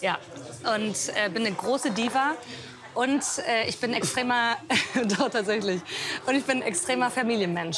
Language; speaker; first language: German; native; German